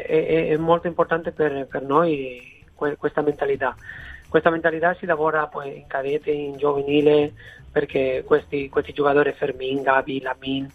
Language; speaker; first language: Italian; non-native, fluent; Spanish